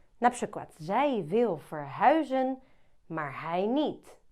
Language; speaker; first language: Dutch; non-native, fluent; Polish